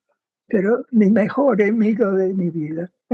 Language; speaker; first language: Spanish; non-native, fluent; English